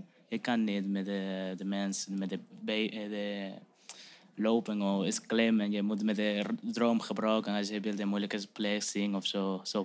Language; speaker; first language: Dutch; non-native, learner; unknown